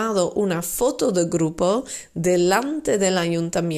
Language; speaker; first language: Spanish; non-native, fluent; Dutch